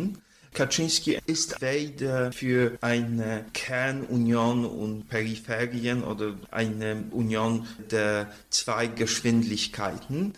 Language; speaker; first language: German; non-native, fluent; Polish